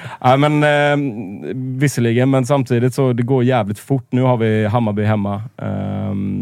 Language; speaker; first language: Swedish; native; Swedish